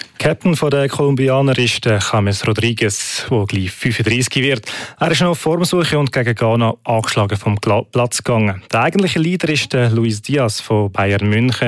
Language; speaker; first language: German; native; German